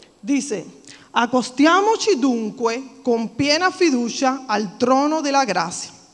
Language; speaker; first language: Italian; non-native, fluent; Spanish